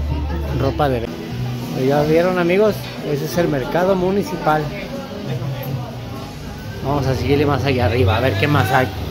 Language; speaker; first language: Spanish; native; Spanish